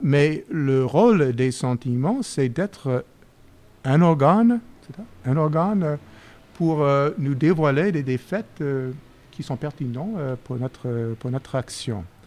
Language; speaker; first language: French; non-native, fluent; English